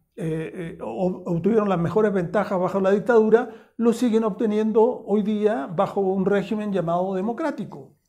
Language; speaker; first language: Spanish; native; Spanish